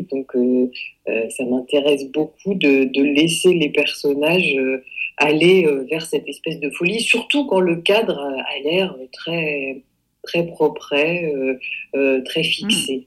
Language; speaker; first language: French; native; French